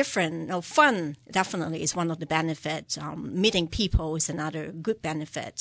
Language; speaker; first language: English; non-native, local second language; Cantonese